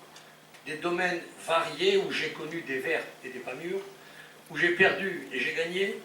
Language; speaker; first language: French; native; French